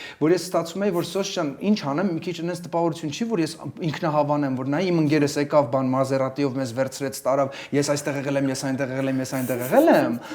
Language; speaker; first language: Armenian; early bilingual, heritage; Armenian